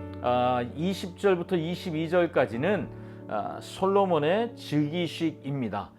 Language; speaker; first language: Korean; native; Korean